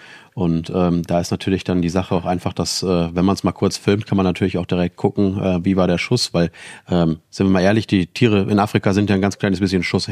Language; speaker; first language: German; native; German